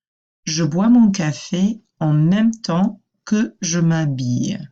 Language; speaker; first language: French; non-native, fluent; English